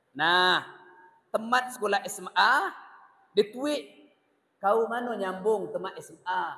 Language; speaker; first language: Malay; native; Malay